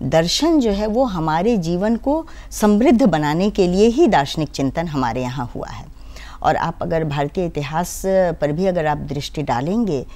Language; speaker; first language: Hindi; native; Hindi